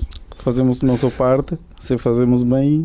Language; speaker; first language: Portuguese; non-native, learner; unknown